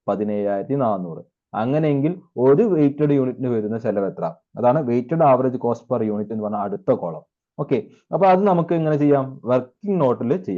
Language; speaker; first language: Malayalam; native; Malayalam